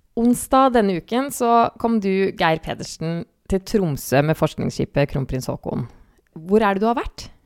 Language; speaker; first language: Norwegian; native; Norwegian